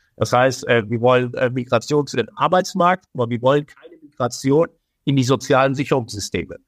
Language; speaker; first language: German; early bilingual, other home language; Persian